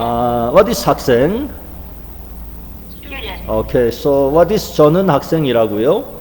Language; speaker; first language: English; non-native, fluent; Korean